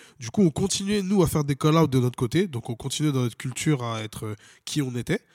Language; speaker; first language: French; native; French